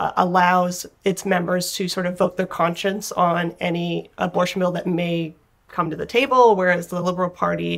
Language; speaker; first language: English; native; English